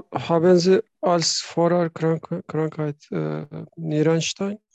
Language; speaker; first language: German; non-native, learner; Turkish